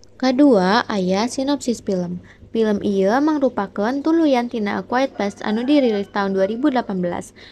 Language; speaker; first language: Sundanese; non-native, local second language; Indonesian